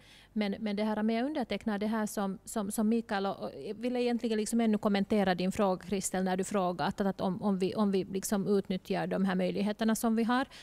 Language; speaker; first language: Swedish; non-native, local second language; Finnish